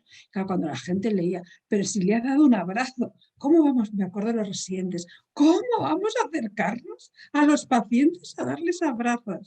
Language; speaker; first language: Spanish; native; Spanish